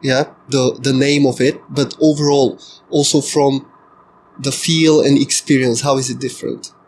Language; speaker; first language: English; non-native, fluent; Slovak